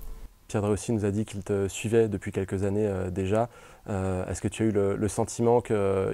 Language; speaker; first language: French; native; French